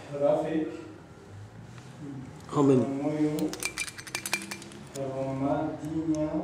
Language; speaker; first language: English; non-native, learner; Arabic